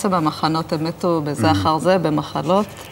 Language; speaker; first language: Hebrew; early bilingual, other home language; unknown